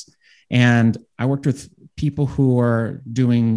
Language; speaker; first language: English; native; English